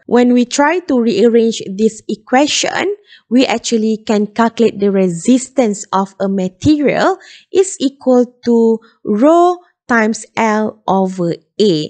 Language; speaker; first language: English; non-native, local second language; Malay